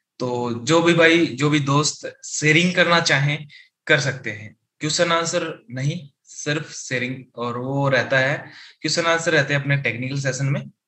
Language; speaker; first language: Hindi; native; Hindi